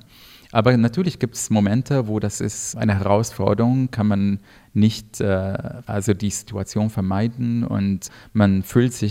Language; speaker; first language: German; non-native, fluent; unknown